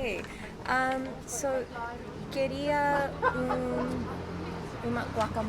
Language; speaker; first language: Portuguese; non-native, learner; English